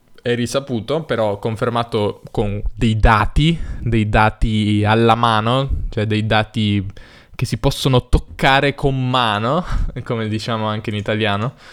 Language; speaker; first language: Italian; native; Italian